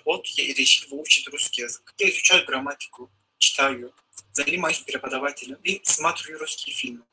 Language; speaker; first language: Russian; non-native, learner; Turkish